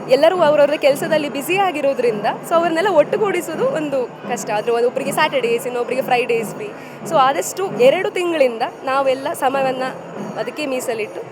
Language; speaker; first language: Kannada; native; Kannada